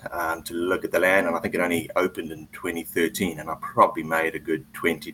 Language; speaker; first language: English; native; English